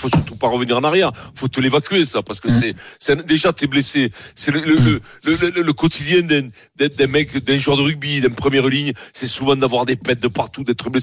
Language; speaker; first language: French; native; French